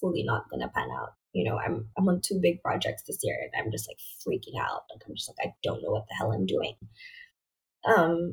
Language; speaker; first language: English; non-native, local second language; Filipino